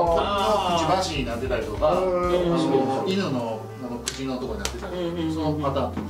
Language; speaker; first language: Japanese; native; Japanese